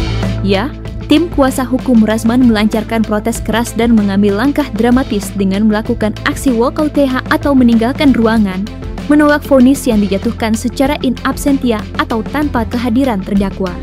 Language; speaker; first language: Indonesian; native; Indonesian